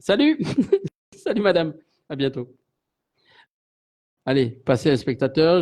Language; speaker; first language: French; native; French